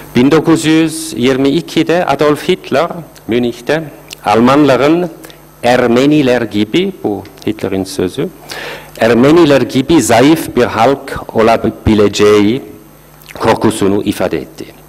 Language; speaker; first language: Turkish; non-native, fluent; German